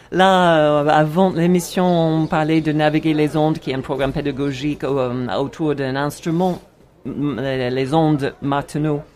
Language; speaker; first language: French; non-native, fluent; English